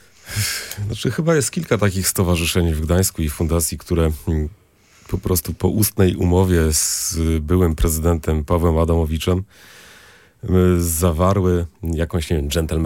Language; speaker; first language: Polish; native; Polish